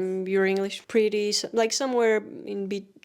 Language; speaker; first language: English; non-native, fluent; Spanish